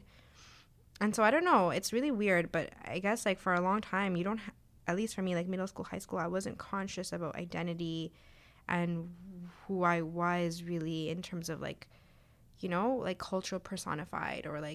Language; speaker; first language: English; native; English